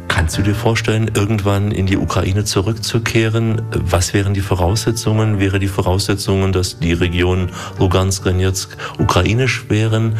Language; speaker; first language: German; native; German